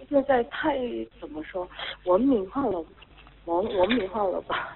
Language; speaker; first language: Chinese; non-native, fluent; Korean